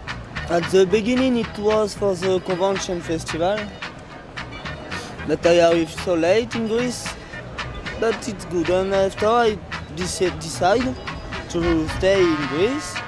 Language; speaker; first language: English; non-native, learner; French